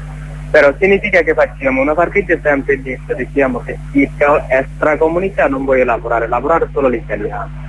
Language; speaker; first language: Italian; non-native, learner; Bangla